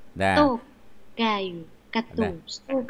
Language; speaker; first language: Russian; non-native, learner; Vietnamese